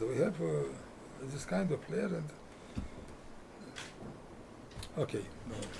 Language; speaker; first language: English; non-native, fluent; Romanian